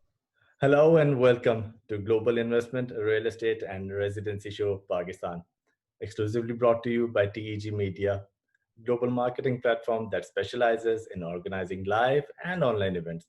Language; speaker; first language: English; non-native, fluent; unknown